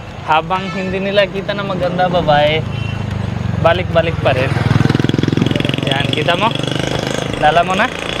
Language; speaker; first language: Filipino; non-native, learner; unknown